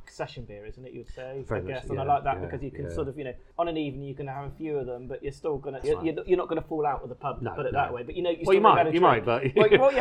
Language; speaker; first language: English; native; English